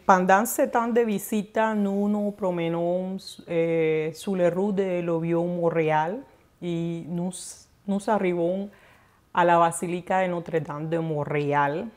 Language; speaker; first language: French; non-native, fluent; Spanish